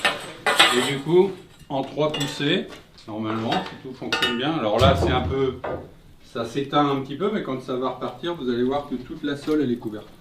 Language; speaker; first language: French; native; French